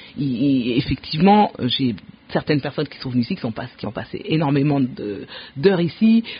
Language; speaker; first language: French; early bilingual, other home language; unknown